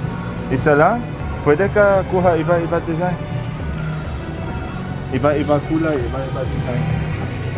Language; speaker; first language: Filipino; non-native, learner; Arabic